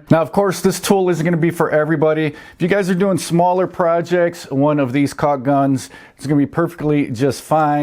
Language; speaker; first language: English; native; English